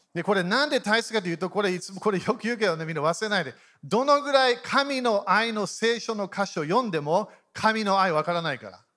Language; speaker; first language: Japanese; native; Japanese